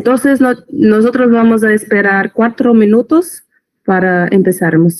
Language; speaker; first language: Spanish; non-native, learner; Portuguese